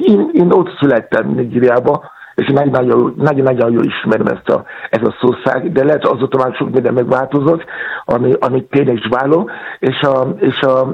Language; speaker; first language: Hungarian; non-native, learner; Yoruba